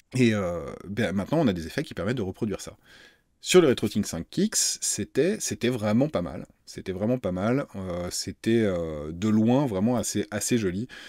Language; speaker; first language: French; native; French